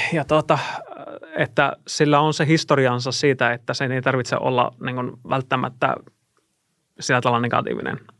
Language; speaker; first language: Finnish; non-native, fluent; Russian